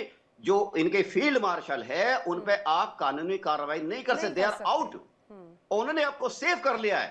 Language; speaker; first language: Hindi; native; Hindi